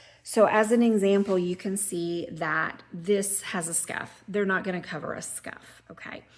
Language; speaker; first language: English; native; English